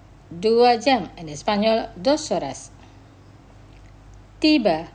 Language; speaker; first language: Spanish; non-native, fluent; Indonesian